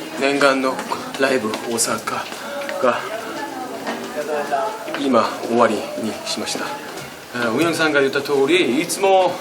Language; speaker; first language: Japanese; non-native, fluent; Korean